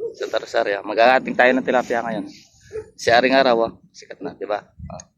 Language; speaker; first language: Filipino; non-native, local second language; Pampanga